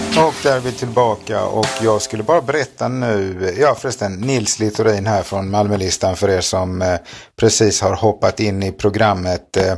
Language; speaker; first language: Swedish; native; Swedish